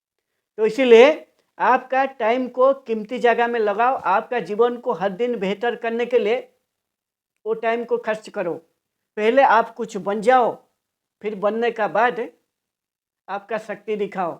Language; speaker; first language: Hindi; non-native, local second language; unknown